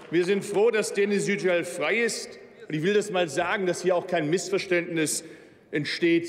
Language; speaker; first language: German; native; German